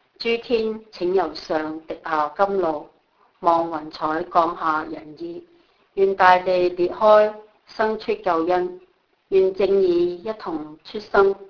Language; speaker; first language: Chinese; non-native, local second language; Cantonese